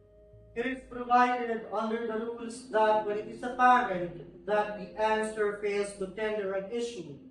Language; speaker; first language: English; non-native, local second language; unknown